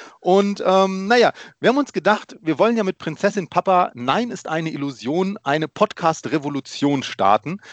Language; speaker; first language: German; early bilingual, other home language; Polish